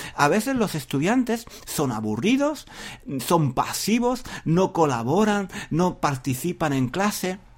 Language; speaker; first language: Spanish; native; Spanish